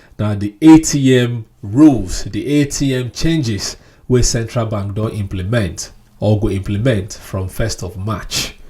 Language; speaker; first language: Nigerian Pidgin; non-native, local second language; Yoruba